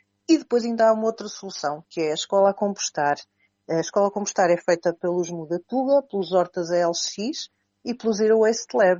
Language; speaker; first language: Portuguese; native; Portuguese